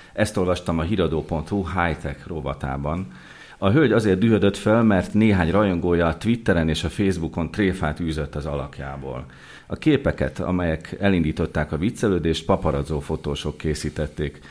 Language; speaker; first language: Hungarian; native; Hungarian